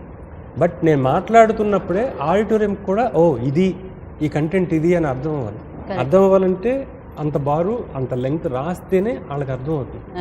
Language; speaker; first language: Telugu; native; Telugu